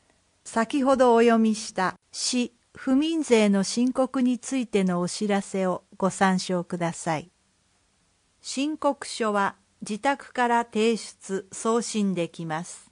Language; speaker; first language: Japanese; native; Japanese